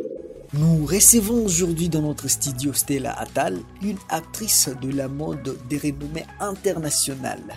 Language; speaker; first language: French; non-native, fluent; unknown